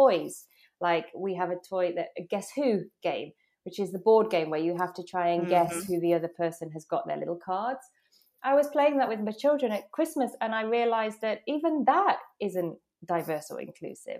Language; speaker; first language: English; native; English